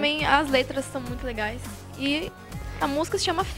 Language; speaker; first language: Portuguese; native; Portuguese